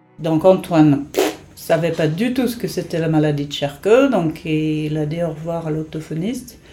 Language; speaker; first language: French; non-native, fluent; English